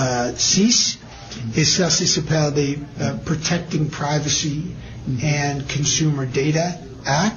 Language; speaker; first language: French; non-native, learner; English